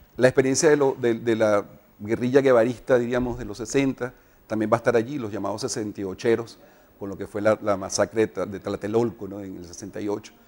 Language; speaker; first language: Spanish; native; Spanish